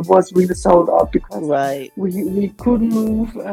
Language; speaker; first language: English; non-native, fluent; Swiss German